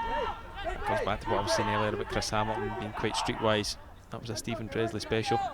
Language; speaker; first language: English; native; English